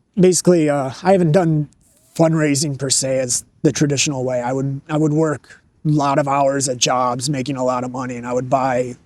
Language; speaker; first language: English; native; English